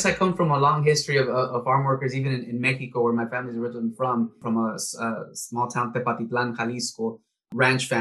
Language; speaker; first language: English; early bilingual, other home language; Spanish